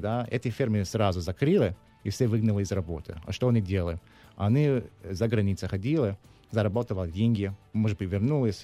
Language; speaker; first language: Russian; non-native, learner; English